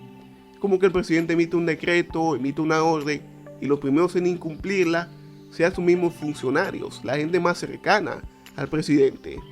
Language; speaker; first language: Spanish; native; Spanish